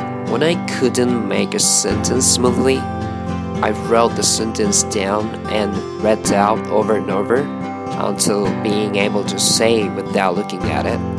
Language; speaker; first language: English; non-native, fluent; Japanese